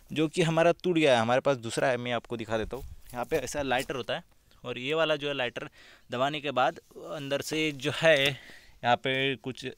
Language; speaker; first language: Hindi; non-native, local second language; Marathi